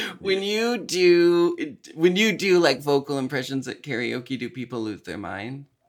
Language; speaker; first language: English; native; English